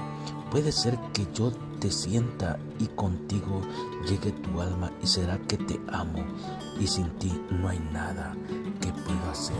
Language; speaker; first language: Spanish; native; Spanish